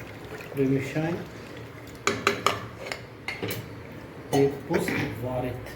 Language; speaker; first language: Russian; non-native, learner; Hindi